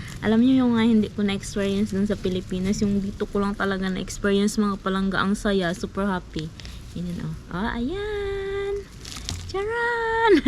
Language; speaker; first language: Filipino; non-native, local second language; Hiligaynon